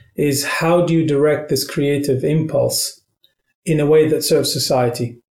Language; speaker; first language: English; non-native, fluent; Arabic